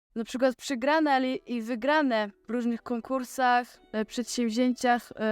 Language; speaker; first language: Polish; native; Polish